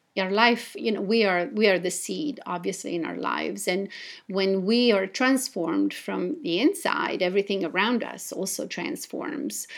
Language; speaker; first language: English; non-native, fluent; Italian